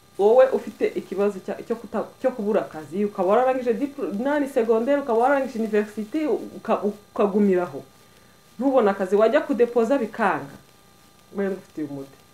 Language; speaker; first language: Kinyarwanda; early bilingual, heritage; Kinyarwanda